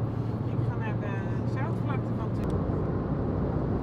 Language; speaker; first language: Dutch; native; Dutch